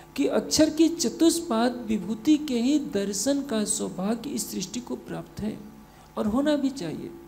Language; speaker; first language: Hindi; native; Hindi